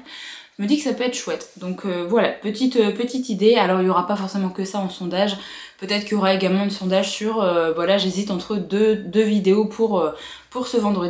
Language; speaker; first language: French; native; French